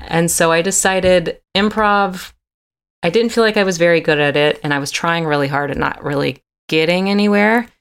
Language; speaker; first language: English; native; English